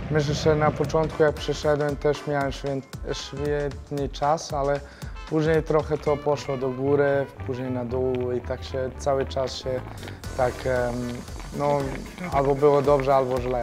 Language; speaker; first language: Polish; non-native, fluent; Serbian